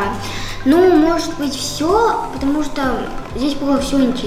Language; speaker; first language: Russian; non-native, local second language; Kazakh